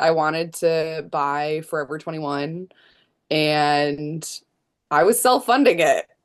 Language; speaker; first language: English; native; English